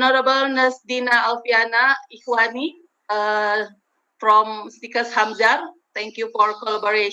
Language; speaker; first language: English; non-native, learner; Indonesian